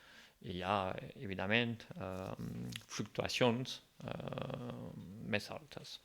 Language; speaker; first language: Catalan; non-native, local second language; French